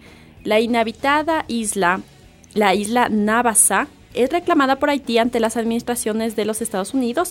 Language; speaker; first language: Spanish; native; Spanish